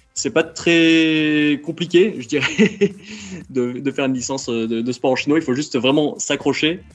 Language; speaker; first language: French; native; French